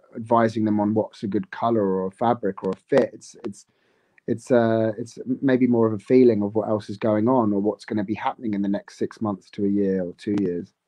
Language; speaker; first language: English; native; English